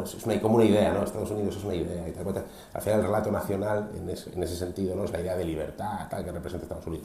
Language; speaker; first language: Spanish; native; Spanish